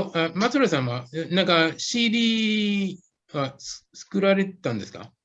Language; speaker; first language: Japanese; non-native, fluent; English